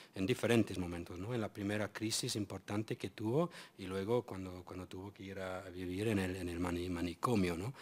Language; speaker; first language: Spanish; non-native, fluent; English